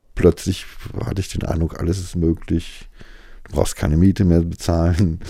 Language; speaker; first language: German; native; German